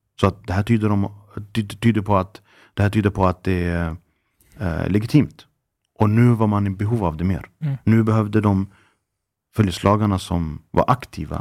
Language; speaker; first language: Swedish; early bilingual, other home language; Arabic